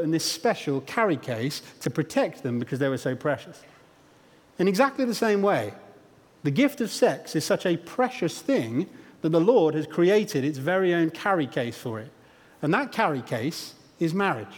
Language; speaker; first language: English; native; English